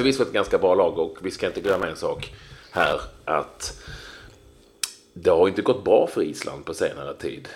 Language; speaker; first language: Swedish; native; Swedish